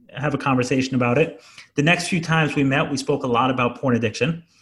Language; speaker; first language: English; native; English